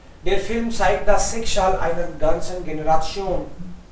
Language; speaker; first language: German; non-native, fluent; Hindi